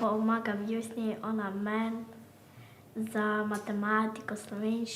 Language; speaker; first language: Slovenian; non-native, learner; Ukrainian